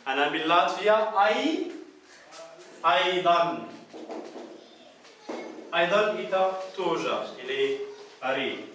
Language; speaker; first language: Arabic; non-native, fluent; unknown